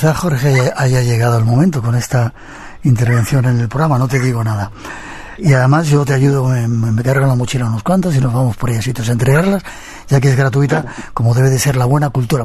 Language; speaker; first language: Spanish; native; Spanish